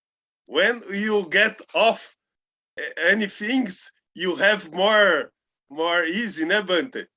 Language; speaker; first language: English; non-native, learner; Portuguese